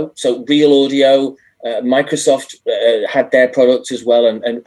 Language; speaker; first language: English; native; English